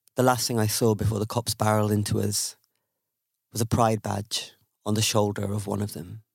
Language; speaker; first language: English; native; English